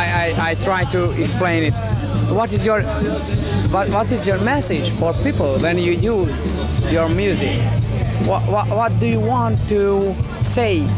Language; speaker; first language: English; non-native, learner; Hungarian